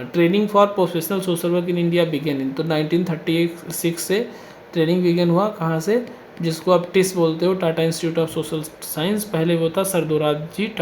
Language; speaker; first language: Hindi; native; Hindi